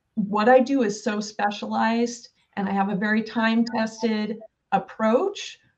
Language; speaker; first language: English; native; English